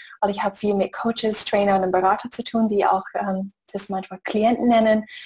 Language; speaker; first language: German; non-native, fluent; English